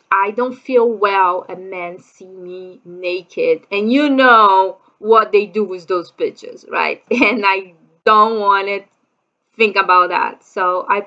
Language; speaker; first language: English; non-native, fluent; Portuguese